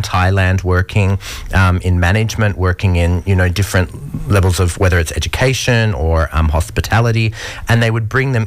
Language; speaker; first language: English; native; English